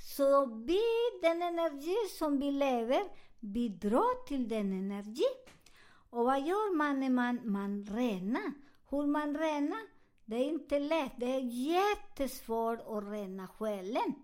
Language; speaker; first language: Swedish; non-native, learner; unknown